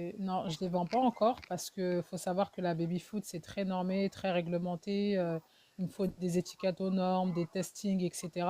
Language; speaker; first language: French; early bilingual, other home language; Wolof